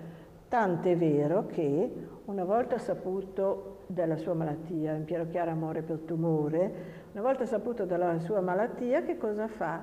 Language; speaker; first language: Italian; native; Italian